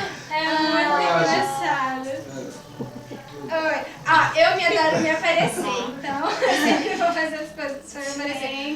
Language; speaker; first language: Portuguese; non-native, local second language; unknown